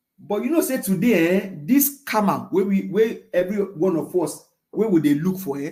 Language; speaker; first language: Nigerian Pidgin; non-native, local second language; Yoruba